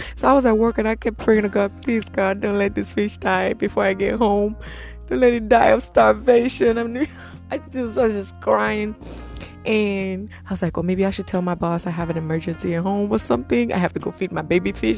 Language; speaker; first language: English; non-native, local second language; Yoruba